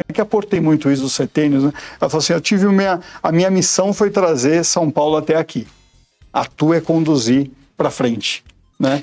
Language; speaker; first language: Portuguese; native; Portuguese